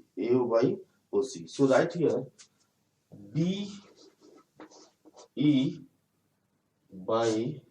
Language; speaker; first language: English; non-native, local second language; Hindi